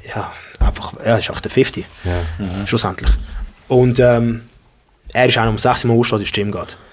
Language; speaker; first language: German; early bilingual, other home language; English